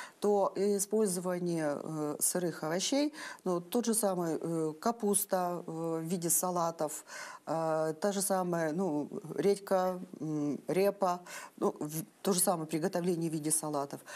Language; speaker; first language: Russian; native; Russian